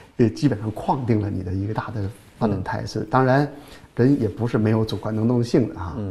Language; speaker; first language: Chinese; native; Chinese